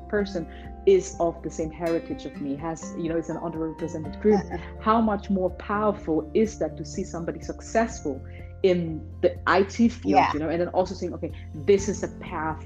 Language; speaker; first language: English; non-native, fluent; German